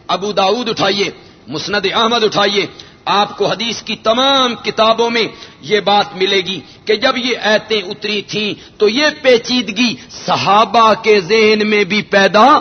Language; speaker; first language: Urdu; non-native, local second language; Punjabi